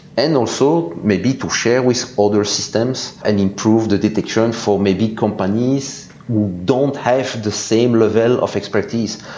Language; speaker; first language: English; non-native, fluent; French